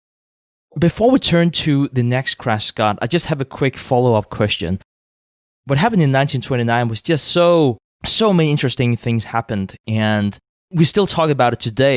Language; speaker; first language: English; non-native, fluent; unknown